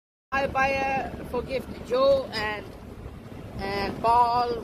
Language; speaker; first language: English; non-native, learner; Hindi